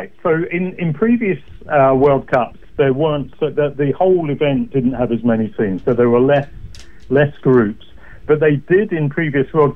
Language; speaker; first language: English; native; English